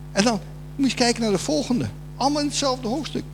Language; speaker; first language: Dutch; non-native, fluent; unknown